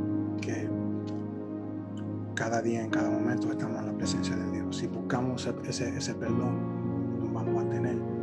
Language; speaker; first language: Spanish; early bilingual, heritage; Spanish